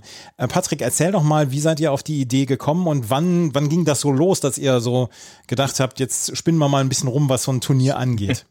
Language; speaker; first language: German; native; German